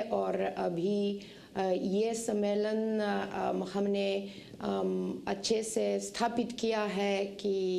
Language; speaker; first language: Hindi; non-native, fluent; Bulgarian